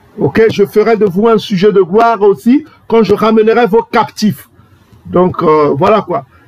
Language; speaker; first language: French; non-native, local second language; Kongo